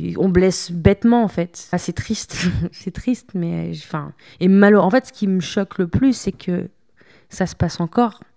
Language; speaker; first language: French; early bilingual, other home language; Spanish